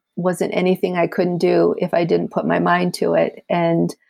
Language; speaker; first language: English; native; English